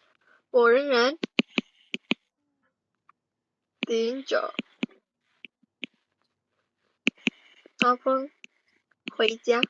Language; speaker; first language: Chinese; non-native, fluent; Indonesian